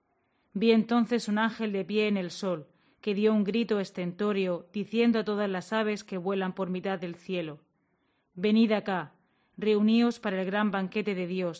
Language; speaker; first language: Spanish; native; Spanish